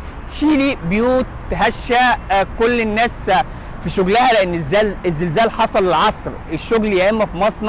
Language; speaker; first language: Arabic; native; Arabic